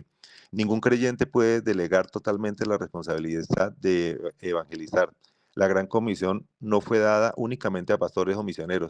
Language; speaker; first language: Spanish; native; Spanish